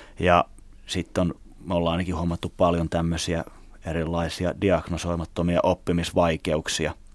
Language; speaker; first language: Finnish; native; Finnish